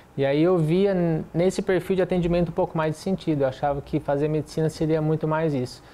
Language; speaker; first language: Portuguese; native; Portuguese